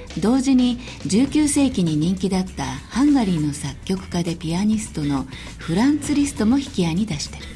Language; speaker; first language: Japanese; native; Japanese